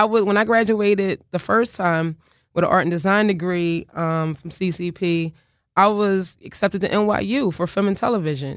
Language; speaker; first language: English; native; English